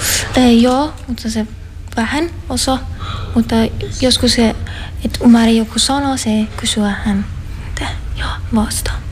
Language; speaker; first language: Finnish; non-native, learner; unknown